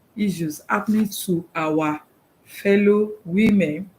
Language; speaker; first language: English; non-native, local second language; Yoruba